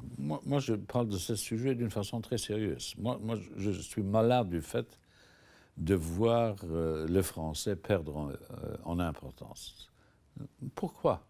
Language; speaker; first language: French; non-native, local second language; Luxembourgish